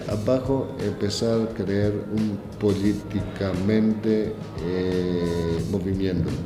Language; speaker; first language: Spanish; non-native, learner; Greek